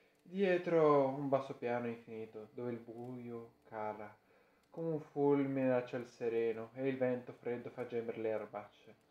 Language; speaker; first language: Italian; native; Italian